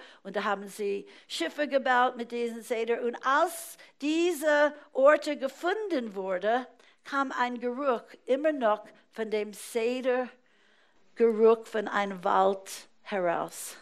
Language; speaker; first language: German; non-native, fluent; English